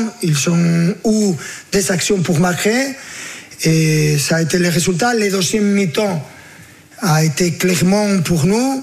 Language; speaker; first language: French; non-native, fluent; Spanish